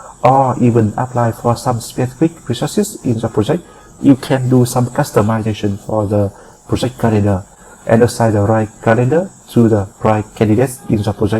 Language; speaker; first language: English; non-native, fluent; Vietnamese